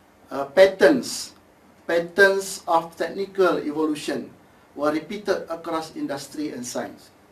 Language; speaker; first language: English; non-native, local second language; Malay